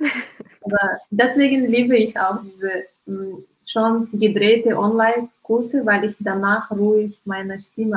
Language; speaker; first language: German; non-native, learner; Russian